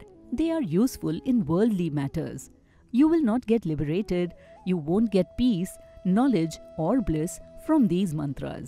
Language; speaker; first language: English; non-native, local second language; Hindi